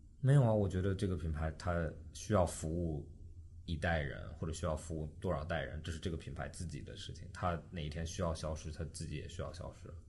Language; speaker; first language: Chinese; early bilingual, heritage; Chinese